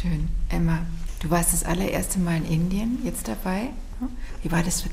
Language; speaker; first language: German; native; German